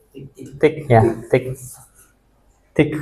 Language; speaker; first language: English; non-native, fluent; Indonesian